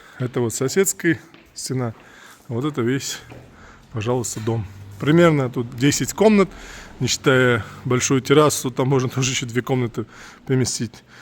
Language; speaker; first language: Russian; non-native, local second language; Uzbek